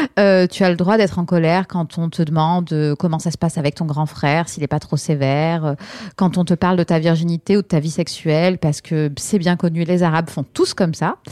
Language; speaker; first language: French; native; French